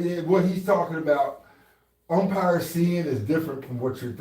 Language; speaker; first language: English; native; English